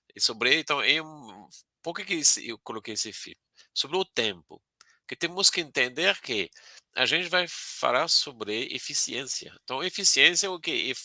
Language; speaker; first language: Portuguese; non-native, fluent; French